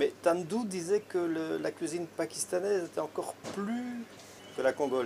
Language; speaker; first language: French; native; French